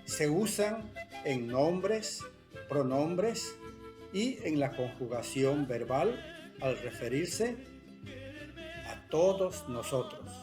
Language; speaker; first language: Spanish; non-native, local second language; Quechua